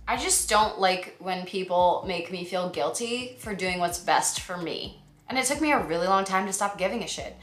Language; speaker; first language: English; native; English